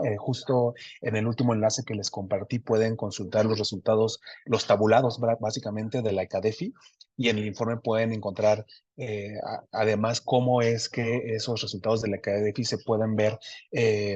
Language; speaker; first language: Spanish; native; Spanish